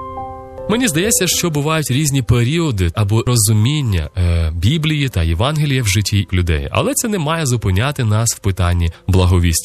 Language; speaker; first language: Ukrainian; native; Ukrainian